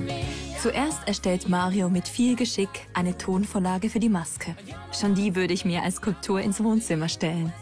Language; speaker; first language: German; native; German